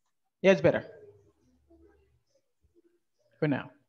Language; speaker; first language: English; non-native, fluent; Haitian Creole